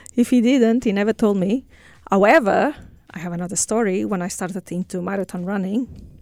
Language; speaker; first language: English; non-native, fluent; Portuguese